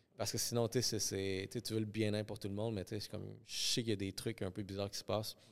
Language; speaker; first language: French; early bilingual, other home language; Spanish